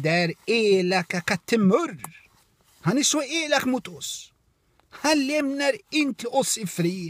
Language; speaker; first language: Swedish; non-native, fluent; Arabic